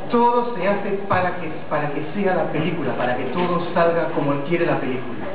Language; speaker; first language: Spanish; native; Spanish